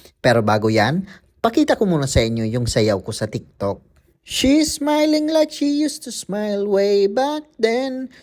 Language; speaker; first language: Filipino; native; Filipino